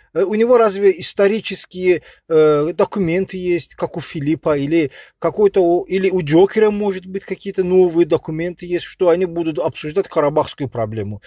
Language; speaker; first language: Russian; non-native, local second language; Azerbaijani